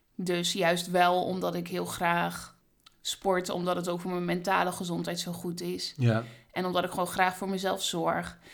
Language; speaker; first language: Dutch; native; Dutch